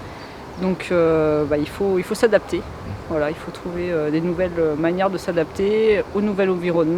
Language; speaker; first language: French; native; French